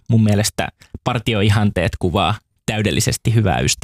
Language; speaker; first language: Finnish; native; Finnish